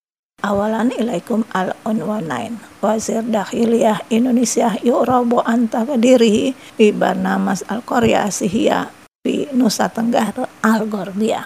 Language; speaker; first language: Arabic; non-native, fluent; Indonesian